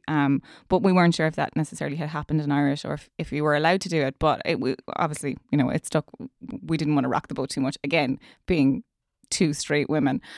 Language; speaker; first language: English; native; English